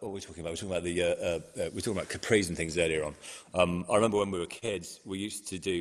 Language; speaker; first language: English; native; English